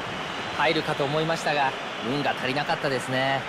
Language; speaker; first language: Japanese; native; Japanese